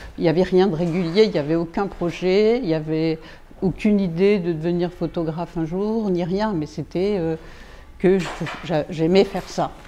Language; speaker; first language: French; native; French